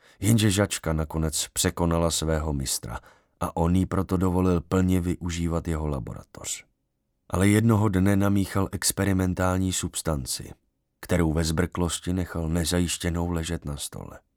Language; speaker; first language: Czech; native; Czech